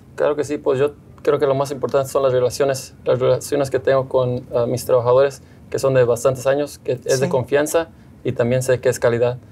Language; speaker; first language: Spanish; early bilingual, heritage; Spanish